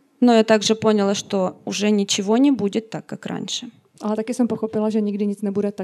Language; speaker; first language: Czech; non-native, learner; Russian